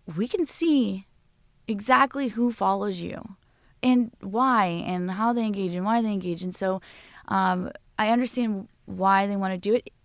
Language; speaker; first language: English; native; English